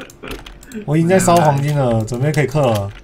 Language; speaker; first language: Chinese; native; Chinese